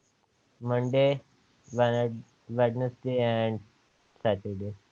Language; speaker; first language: English; non-native, learner; Urdu